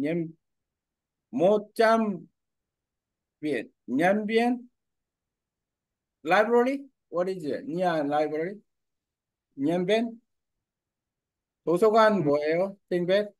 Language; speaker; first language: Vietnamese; non-native, learner; Korean